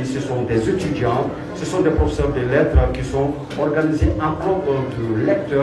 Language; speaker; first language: French; native; French